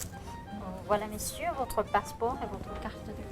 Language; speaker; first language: French; non-native, fluent; Spanish